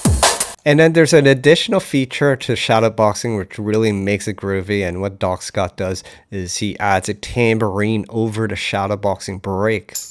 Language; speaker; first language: English; native; English